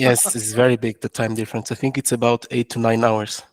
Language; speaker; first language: English; non-native, fluent; French